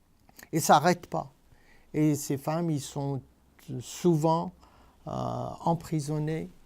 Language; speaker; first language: French; non-native, fluent; Persian